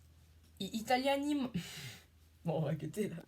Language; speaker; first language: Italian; non-native, learner; French